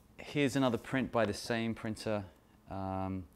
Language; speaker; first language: English; native; English